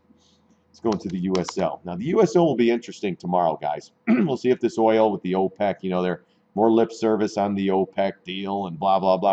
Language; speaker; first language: English; native; English